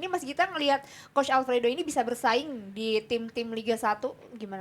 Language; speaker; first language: Indonesian; native; Indonesian